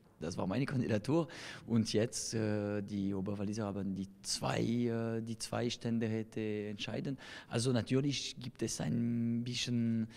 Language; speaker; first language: German; non-native, local second language; French